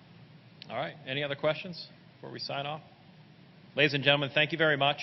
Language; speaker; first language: English; native; English